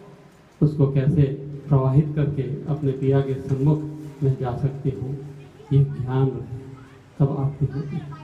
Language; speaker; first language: Hindi; non-native, local second language; Gujarati